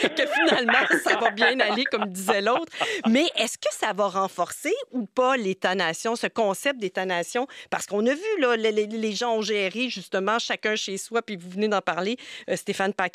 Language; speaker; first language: French; native; French